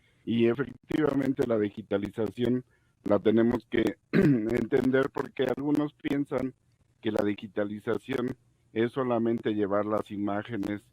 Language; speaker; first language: Spanish; native; Spanish